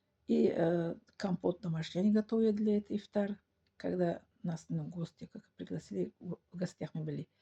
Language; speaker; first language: Russian; non-native, local second language; Tajik